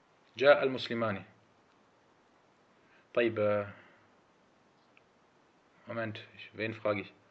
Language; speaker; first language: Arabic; early bilingual, heritage; Arabic